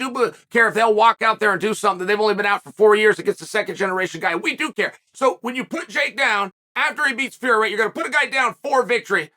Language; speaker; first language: English; native; English